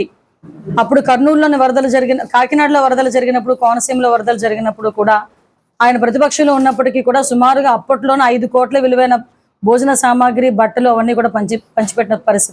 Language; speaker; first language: Telugu; native; Telugu